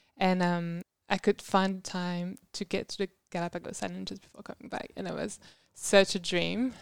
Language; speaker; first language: English; non-native, fluent; French